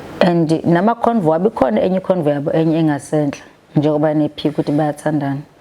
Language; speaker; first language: Zulu; native; Zulu